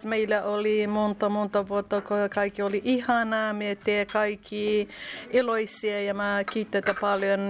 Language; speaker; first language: Finnish; non-native, learner; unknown